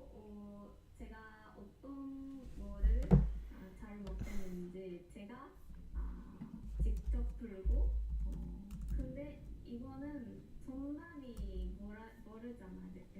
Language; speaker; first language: Korean; non-native, fluent; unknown